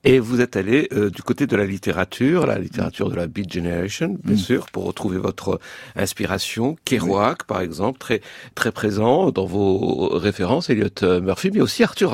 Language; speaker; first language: French; native; French